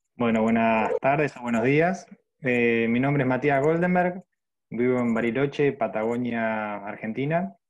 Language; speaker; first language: Spanish; native; Spanish